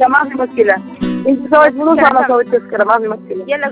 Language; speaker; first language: Arabic; non-native, learner; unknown